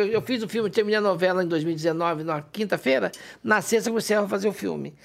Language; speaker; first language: Portuguese; native; Portuguese